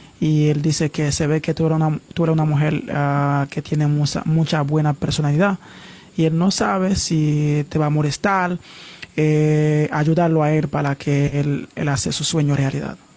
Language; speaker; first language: Spanish; non-native, learner; Haitian Creole